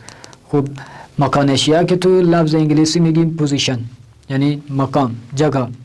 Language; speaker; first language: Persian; non-native, fluent; Urdu